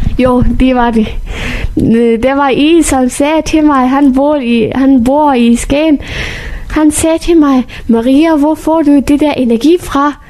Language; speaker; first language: Danish; non-native, fluent; Persian